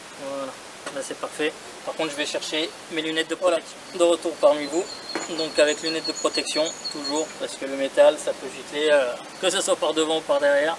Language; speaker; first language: French; native; French